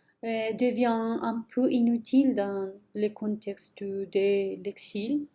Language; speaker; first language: French; non-native, learner; Spanish